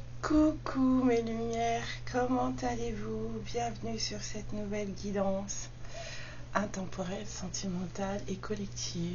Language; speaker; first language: French; native; French